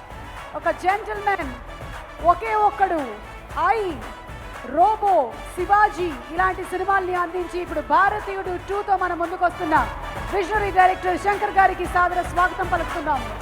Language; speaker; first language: Telugu; native; Telugu